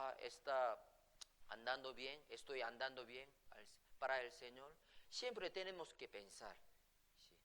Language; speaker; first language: Spanish; non-native, fluent; Korean